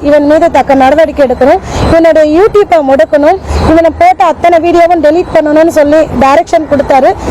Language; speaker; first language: Tamil; native; Tamil